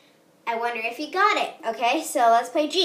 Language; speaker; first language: English; native; English